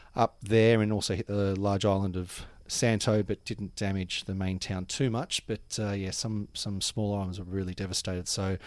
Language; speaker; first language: English; native; English